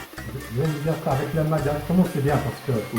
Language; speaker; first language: French; non-native, local second language; Arabic